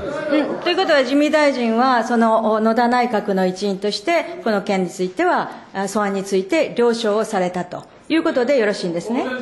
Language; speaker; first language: Japanese; native; Japanese